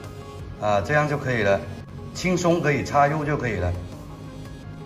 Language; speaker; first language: Chinese; native; Chinese